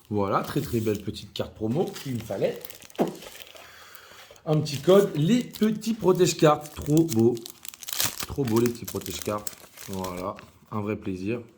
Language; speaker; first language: French; native; French